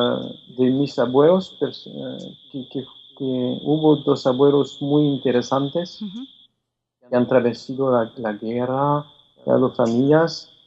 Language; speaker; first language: Spanish; non-native, fluent; French